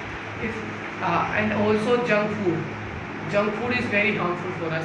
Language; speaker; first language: English; non-native, learner; Hindi